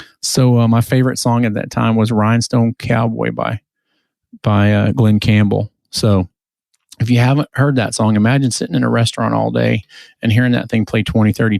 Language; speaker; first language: English; native; English